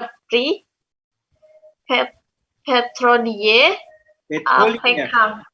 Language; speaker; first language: French; non-native, learner; Indonesian